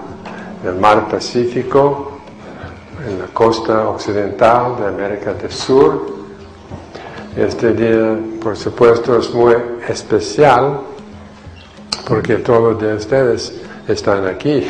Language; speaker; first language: Spanish; non-native, fluent; English